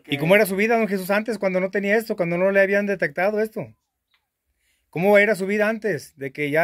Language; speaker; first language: Spanish; native; Spanish